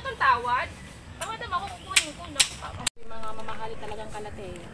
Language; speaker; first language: Filipino; native; Filipino